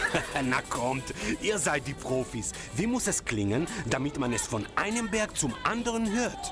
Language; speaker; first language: German; native; German